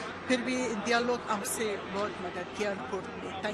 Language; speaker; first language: Hindi; non-native, learner; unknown